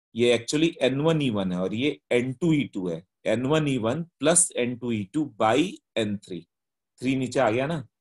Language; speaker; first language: Hindi; native; Hindi